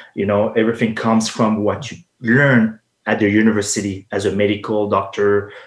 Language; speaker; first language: English; non-native, fluent; French